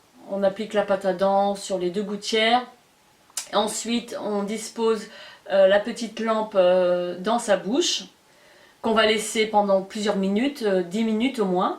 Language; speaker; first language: French; native; French